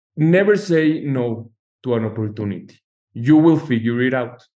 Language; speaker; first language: English; non-native, fluent; Spanish